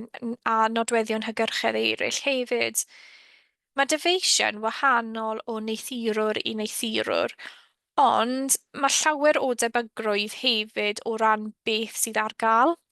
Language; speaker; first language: Welsh; native; Welsh